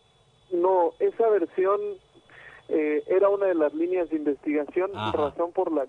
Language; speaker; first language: Spanish; native; Spanish